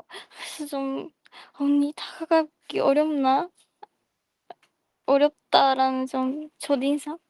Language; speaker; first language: Korean; non-native, fluent; Japanese